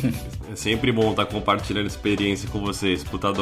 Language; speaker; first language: Portuguese; native; Portuguese